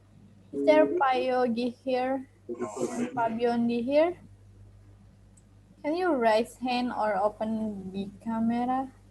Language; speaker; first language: English; non-native, learner; Indonesian